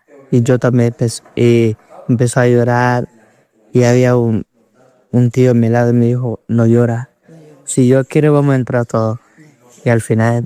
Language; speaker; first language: Spanish; non-native, learner; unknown